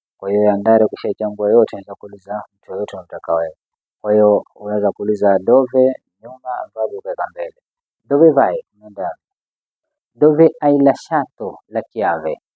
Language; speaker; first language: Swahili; native; Swahili